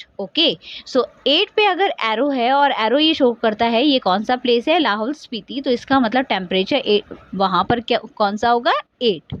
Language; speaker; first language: Hindi; native; Hindi